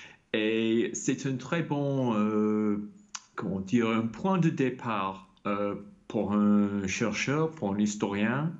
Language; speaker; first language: French; non-native, fluent; English